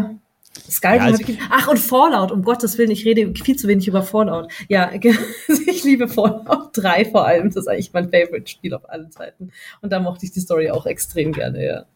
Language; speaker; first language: German; native; German